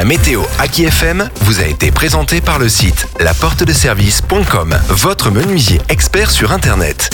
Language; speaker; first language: French; native; French